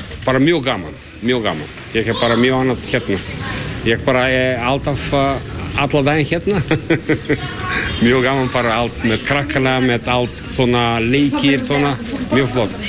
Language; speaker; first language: Icelandic; non-native, learner; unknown